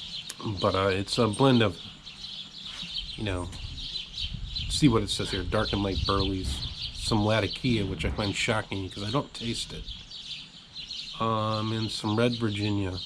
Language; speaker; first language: English; native; English